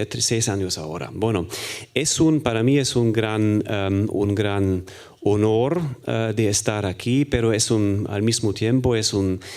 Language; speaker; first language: Spanish; non-native, fluent; German